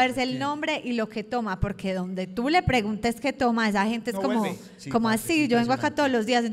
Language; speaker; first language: Spanish; native; Spanish